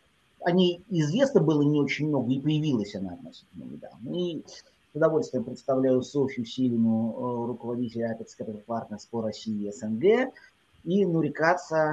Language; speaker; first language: Russian; native; Russian